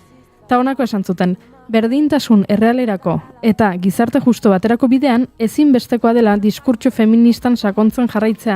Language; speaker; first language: Basque; native; Basque